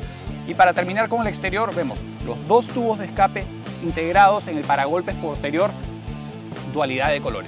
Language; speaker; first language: Spanish; native; Spanish